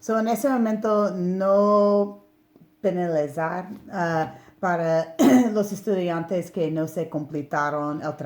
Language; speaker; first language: Spanish; non-native, learner; English